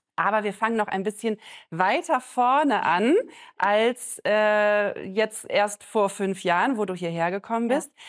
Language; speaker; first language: German; native; German